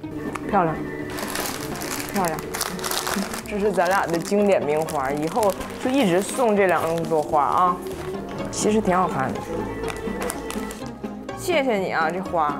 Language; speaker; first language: Chinese; native; Chinese